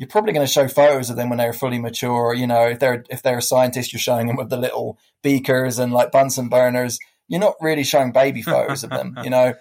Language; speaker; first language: English; native; English